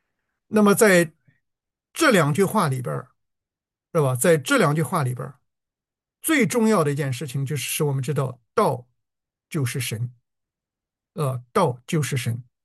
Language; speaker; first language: Chinese; native; Chinese